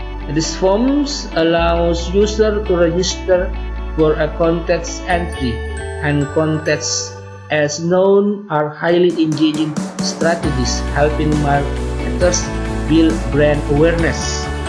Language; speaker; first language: English; non-native, fluent; Indonesian